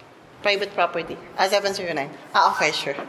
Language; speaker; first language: English; non-native, local second language; Filipino